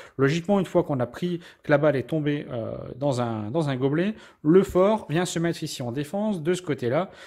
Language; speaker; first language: French; native; French